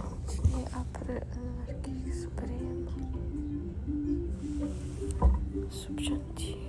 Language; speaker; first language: French; non-native, learner; Ukrainian